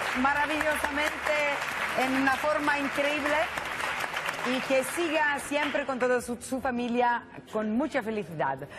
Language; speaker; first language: Spanish; non-native, fluent; Italian